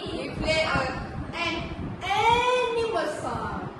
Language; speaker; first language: English; non-native, learner; Malay